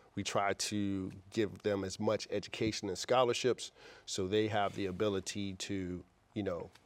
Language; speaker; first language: English; native; English